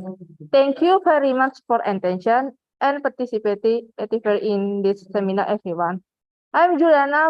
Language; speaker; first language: English; non-native, fluent; Indonesian